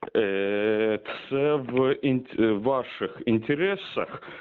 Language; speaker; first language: Ukrainian; non-native, learner; Russian